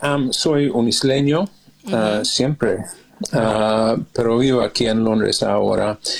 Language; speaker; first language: Spanish; non-native, learner; English